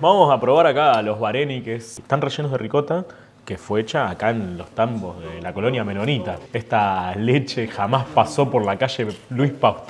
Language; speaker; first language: Spanish; native; Spanish